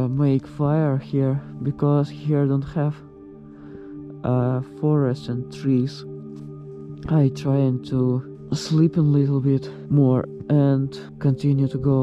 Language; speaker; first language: English; non-native, learner; Russian